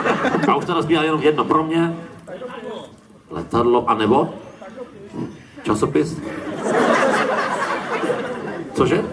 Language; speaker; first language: Czech; native; Czech